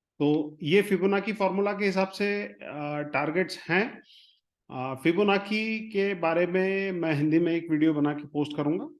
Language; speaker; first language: Hindi; non-native, local second language; Marathi